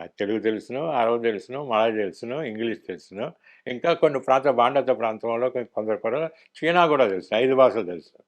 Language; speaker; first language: Telugu; early bilingual, heritage; Telugu